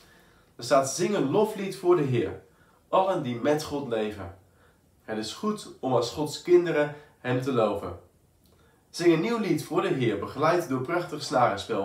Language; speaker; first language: Dutch; native; Dutch